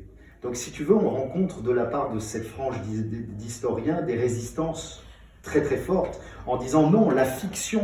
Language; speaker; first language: French; native; French